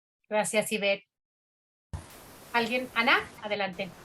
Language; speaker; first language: Spanish; native; Spanish